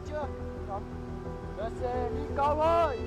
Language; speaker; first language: Vietnamese; native; Vietnamese